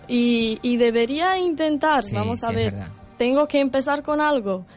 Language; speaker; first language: Spanish; non-native, learner; Romanian